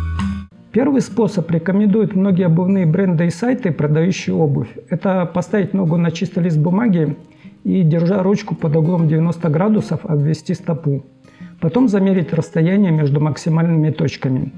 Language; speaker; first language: Russian; native; Russian